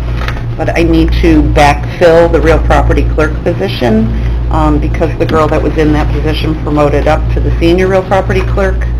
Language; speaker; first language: English; native; English